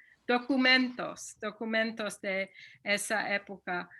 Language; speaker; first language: Spanish; non-native, fluent; English